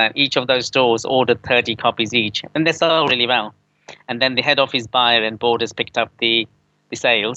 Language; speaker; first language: English; native; English